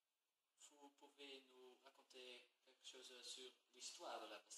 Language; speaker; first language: French; non-native, learner; Dutch